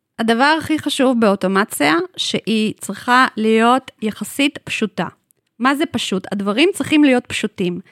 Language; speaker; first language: Hebrew; non-native, fluent; Russian